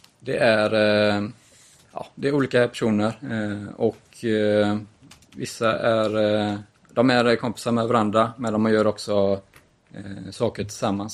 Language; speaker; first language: Swedish; native; Swedish